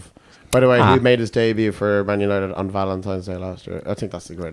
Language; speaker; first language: English; native; English